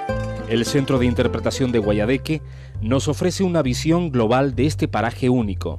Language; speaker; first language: Spanish; native; Spanish